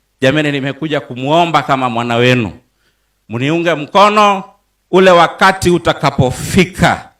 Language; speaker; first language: Swahili; non-native, local second language; Luyia